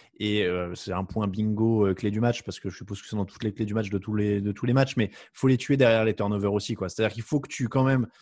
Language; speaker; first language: French; native; French